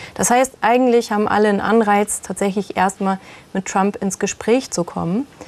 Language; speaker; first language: German; native; German